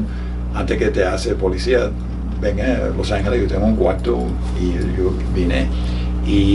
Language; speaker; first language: Spanish; early bilingual, heritage; Spanish